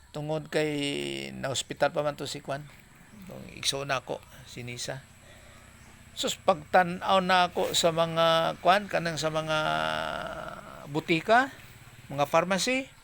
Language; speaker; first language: Cebuano; non-native, local second language; Hiligaynon